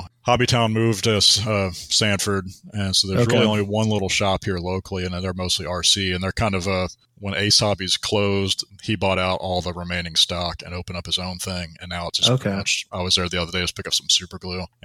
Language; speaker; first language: English; native; English